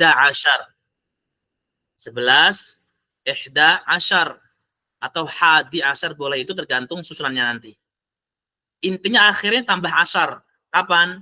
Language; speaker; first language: Indonesian; native; Indonesian